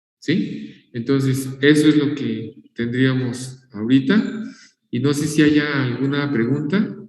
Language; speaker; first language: Spanish; native; Spanish